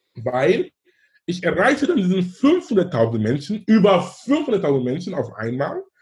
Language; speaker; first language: German; non-native, fluent; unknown